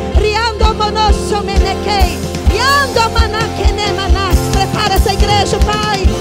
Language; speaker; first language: Portuguese; native; Portuguese